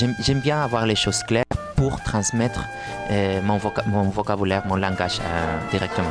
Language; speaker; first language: French; non-native, fluent; Spanish